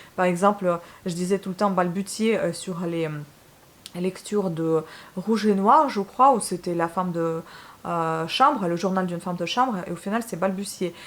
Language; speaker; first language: French; non-native, fluent; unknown